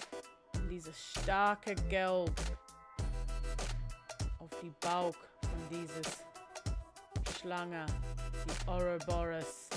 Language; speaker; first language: German; non-native, fluent; English